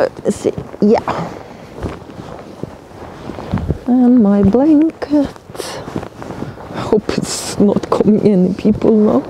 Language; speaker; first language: English; non-native, learner; Norwegian